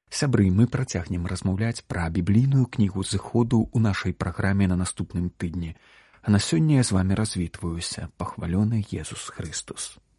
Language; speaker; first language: Belarusian; native; Belarusian